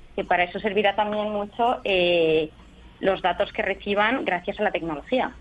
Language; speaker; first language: Spanish; native; Spanish